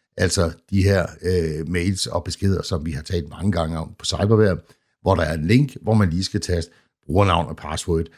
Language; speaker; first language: Danish; native; Danish